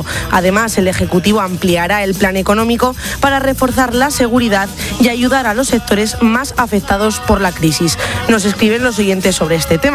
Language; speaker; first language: Spanish; native; Spanish